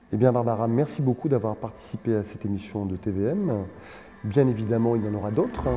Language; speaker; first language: French; native; French